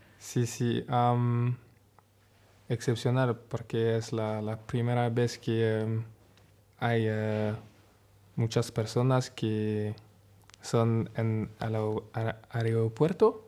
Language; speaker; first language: Spanish; non-native, learner; French